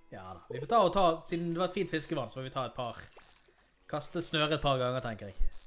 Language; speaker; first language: Norwegian; native; Norwegian